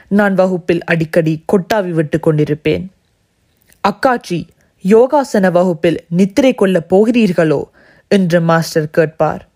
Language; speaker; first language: Tamil; early bilingual, heritage; Tamil